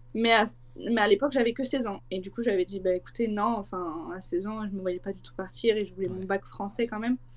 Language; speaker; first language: French; native; French